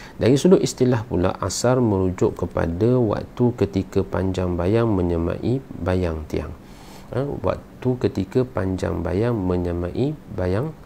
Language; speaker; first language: Malay; native; Malay